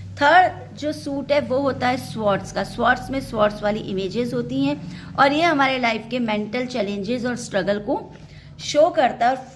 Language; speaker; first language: Hindi; native; Hindi